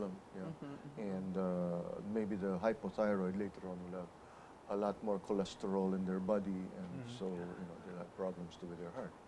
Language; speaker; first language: English; non-native, local second language; Filipino